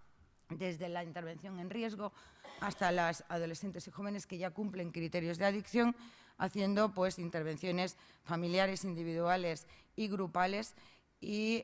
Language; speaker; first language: Spanish; native; Spanish